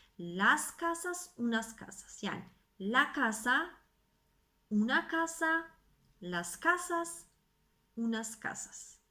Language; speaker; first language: Spanish; non-native, fluent; Turkish